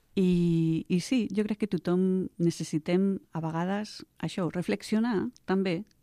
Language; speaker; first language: Catalan; non-native, local second language; Spanish